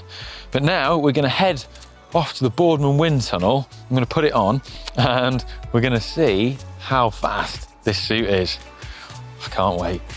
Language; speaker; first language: English; native; English